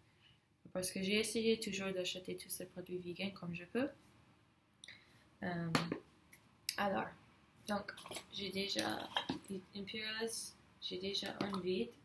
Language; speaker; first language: French; non-native, learner; English